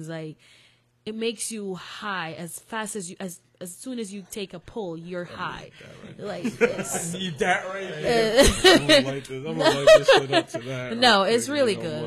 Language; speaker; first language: English; non-native, local second language; Jamaican Creole English